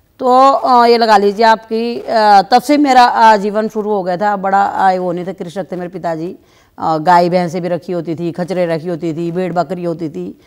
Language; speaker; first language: Hindi; native; Hindi